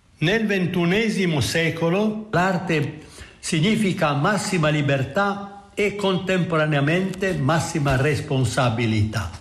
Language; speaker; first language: Italian; native; Italian